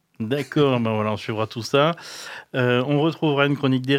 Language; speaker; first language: French; native; French